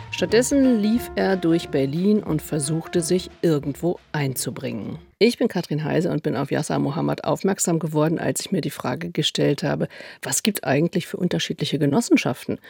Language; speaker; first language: German; native; German